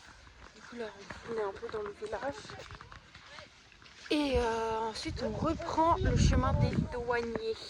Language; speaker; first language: French; native; French